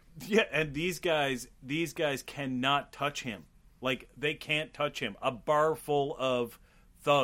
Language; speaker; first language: English; native; English